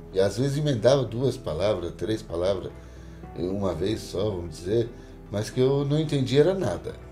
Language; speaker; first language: Portuguese; non-native, fluent; Persian